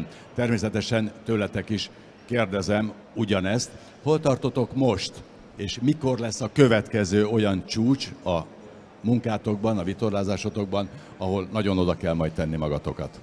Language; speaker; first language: Hungarian; native; Hungarian